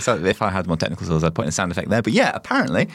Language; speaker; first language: English; native; English